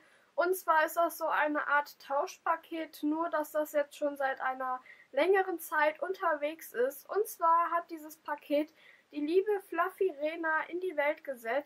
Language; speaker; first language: German; native; German